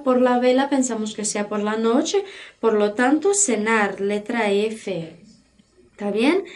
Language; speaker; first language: Spanish; non-native, fluent; Portuguese